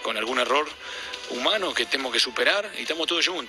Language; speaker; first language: Portuguese; non-native, fluent; Spanish